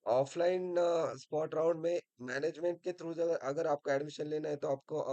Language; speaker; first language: Hindi; non-native, local second language; Marathi